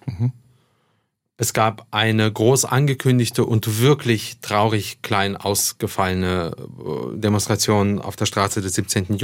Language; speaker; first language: German; early bilingual, other home language; Russian